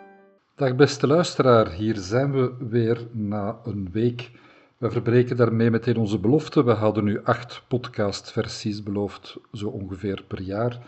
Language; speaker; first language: Dutch; native; Dutch